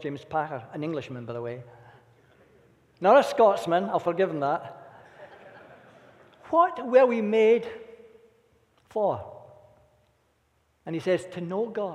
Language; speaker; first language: English; native; English